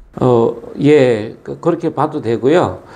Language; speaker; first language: Korean; early bilingual, other home language; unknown